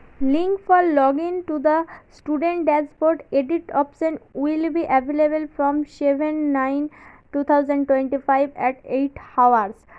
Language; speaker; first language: English; non-native, local second language; Bangla